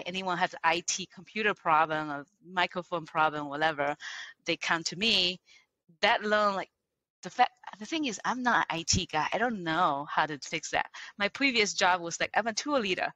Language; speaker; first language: English; non-native, fluent; Chinese